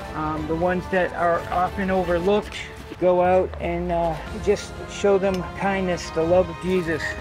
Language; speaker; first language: English; native; English